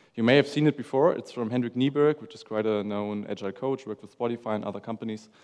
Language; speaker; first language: English; non-native, fluent; German